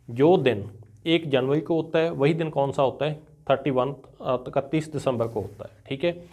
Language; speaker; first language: Hindi; non-native, local second language; Punjabi